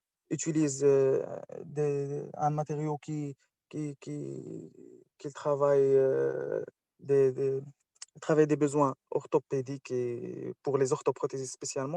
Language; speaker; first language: French; non-native, local second language; Arabic